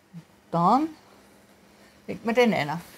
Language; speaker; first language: German; native; German